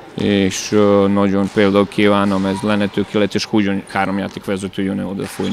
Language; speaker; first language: Hungarian; non-native, learner; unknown